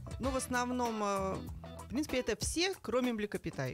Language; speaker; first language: Russian; native; Russian